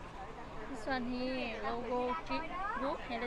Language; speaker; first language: English; non-native, learner; Vietnamese